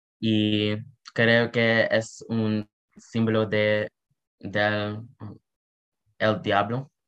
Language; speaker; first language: Spanish; non-native, learner; English